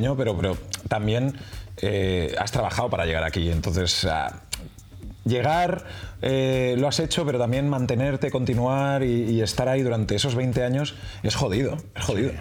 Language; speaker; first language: Spanish; native; Spanish